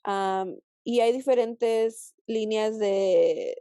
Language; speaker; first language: Spanish; early bilingual, heritage; Spanish